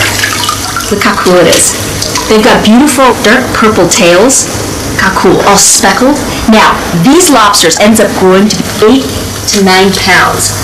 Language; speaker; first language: English; early bilingual, other home language; Italian